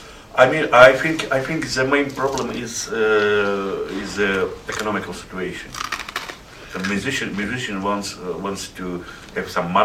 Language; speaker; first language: English; non-native, learner; Russian